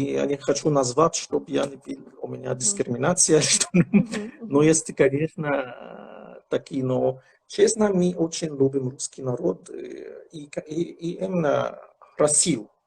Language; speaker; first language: Russian; non-native, fluent; Arabic